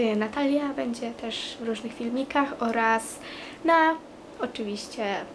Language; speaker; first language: Polish; non-native, fluent; Italian